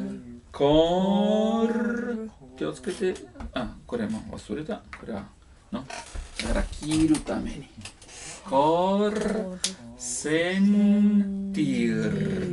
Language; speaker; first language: Japanese; non-native, learner; Italian